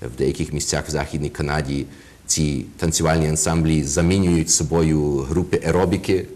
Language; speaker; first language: Ukrainian; early bilingual, heritage; Ukrainian